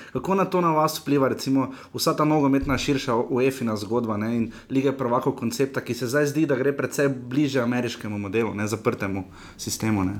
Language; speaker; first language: Slovenian; native; Slovenian